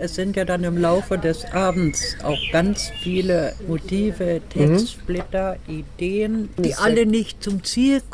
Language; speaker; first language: German; native; German